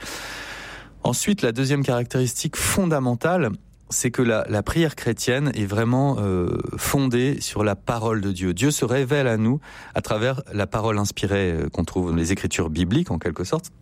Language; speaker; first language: French; native; French